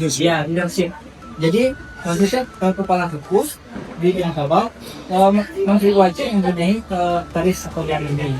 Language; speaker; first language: Indonesian; native; Indonesian